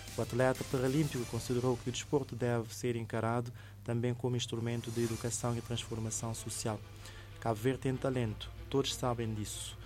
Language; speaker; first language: Portuguese; non-native, local second language; Kabuverdianu